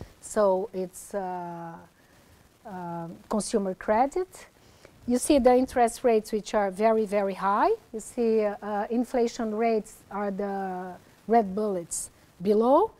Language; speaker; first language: English; non-native, fluent; Portuguese